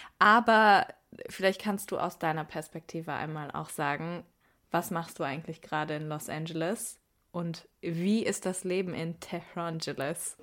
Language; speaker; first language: German; early bilingual, other home language; Persian